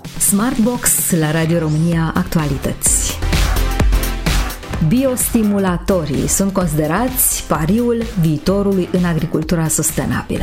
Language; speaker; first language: Romanian; native; Romanian